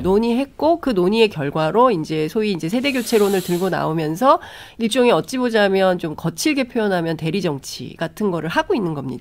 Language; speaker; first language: Korean; native; Korean